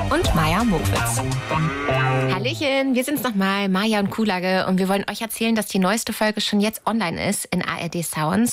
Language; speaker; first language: German; native; German